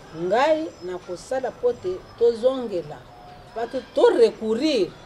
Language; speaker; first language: Lingala; non-native, local second language; Luba-Lulua